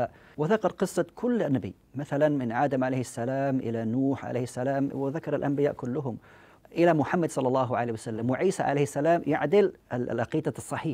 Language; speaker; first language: Arabic; non-native, fluent; English